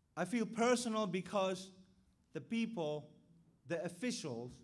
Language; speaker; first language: English; non-native, fluent; Burmese